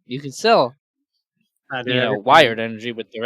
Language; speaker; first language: English; native; English